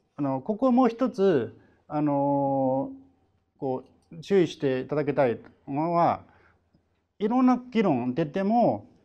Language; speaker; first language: Japanese; non-native, fluent; Chinese